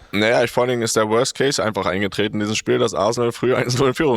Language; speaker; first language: German; native; German